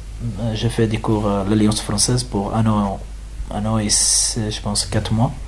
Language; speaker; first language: French; non-native, learner; Arabic